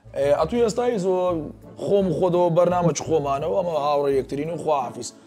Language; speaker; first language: Central Kurdish; native; Central Kurdish